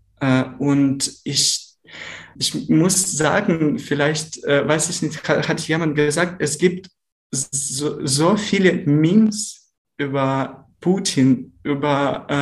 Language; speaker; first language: German; non-native, learner; Ukrainian